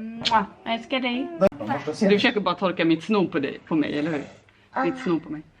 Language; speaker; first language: Swedish; native; Swedish